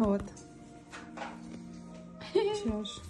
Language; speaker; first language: Lithuanian; non-native, learner; Russian